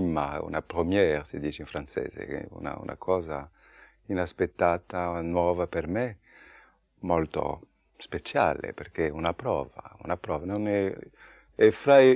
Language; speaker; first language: Italian; non-native, fluent; French